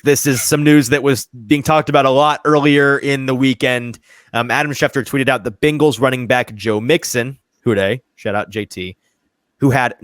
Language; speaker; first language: English; native; English